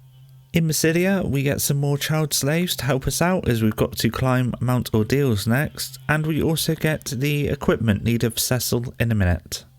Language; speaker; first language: English; native; English